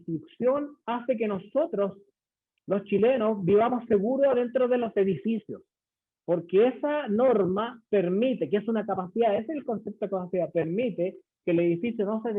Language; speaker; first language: Spanish; native; Spanish